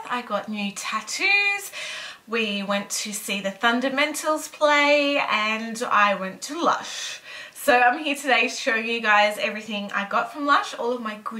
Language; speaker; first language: English; native; English